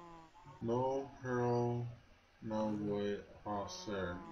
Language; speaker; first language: Spanish; non-native, learner; English